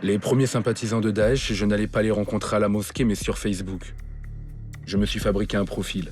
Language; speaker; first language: French; native; French